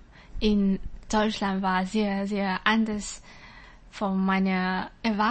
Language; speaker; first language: German; non-native, learner; Chinese